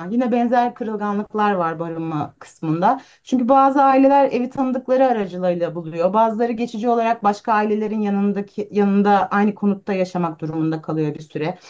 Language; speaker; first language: Turkish; native; Turkish